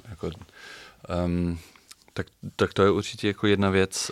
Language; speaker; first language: Czech; non-native, fluent; German